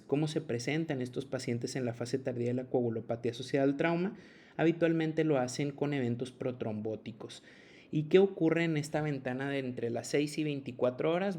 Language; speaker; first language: Spanish; native; Spanish